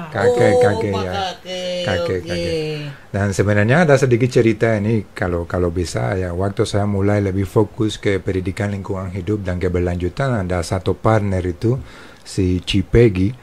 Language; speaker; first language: Indonesian; non-native, fluent; Spanish